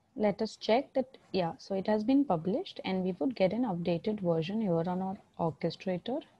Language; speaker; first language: English; non-native, local second language; Hindi